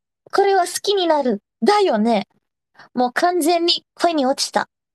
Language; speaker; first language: Japanese; non-native, learner; Indonesian